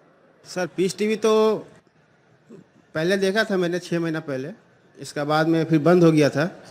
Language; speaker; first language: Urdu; non-native, local second language; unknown